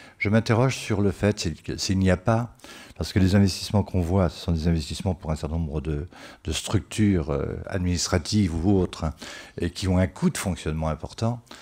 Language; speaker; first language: French; native; French